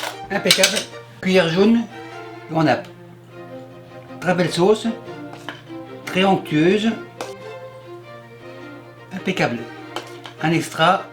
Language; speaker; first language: French; native; French